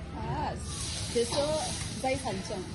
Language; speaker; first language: Chinese; non-native, learner; Malay